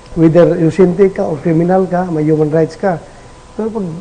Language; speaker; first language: Filipino; native; Filipino